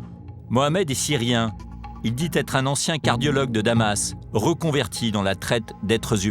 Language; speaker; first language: French; native; French